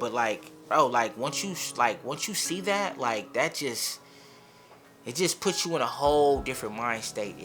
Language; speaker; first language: English; early bilingual, other home language; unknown